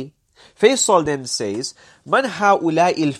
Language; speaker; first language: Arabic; non-native, fluent; English